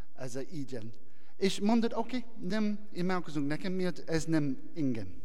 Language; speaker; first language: Hungarian; non-native, learner; English